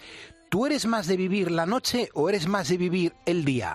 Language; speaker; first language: Spanish; native; Spanish